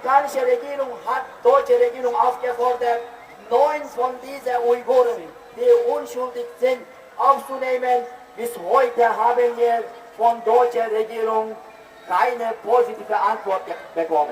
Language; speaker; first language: German; non-native, fluent; Uyghur